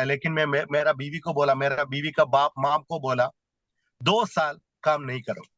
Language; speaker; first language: Hindi; non-native, local second language; Malayalam